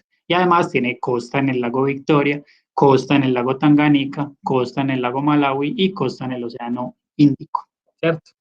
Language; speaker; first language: Spanish; native; Spanish